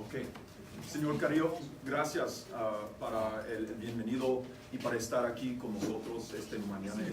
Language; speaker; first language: Spanish; non-native, fluent; English